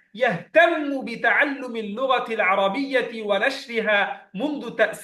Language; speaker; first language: Arabic; non-native, fluent; Bangla